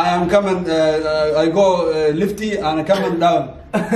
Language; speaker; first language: English; non-native, learner; Somali